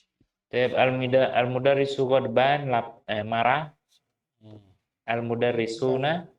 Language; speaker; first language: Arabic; non-native, fluent; Indonesian